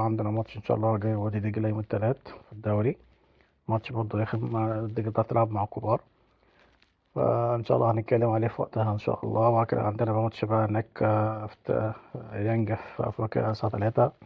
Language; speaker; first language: Arabic; native; Arabic